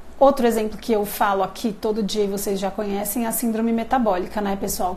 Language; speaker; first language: Portuguese; native; Portuguese